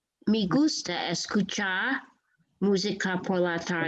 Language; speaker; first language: Spanish; non-native, learner; English